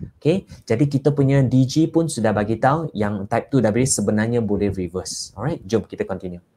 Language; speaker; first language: Malay; non-native, local second language; Chinese